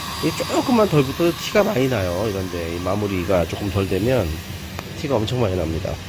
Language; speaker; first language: Korean; native; Korean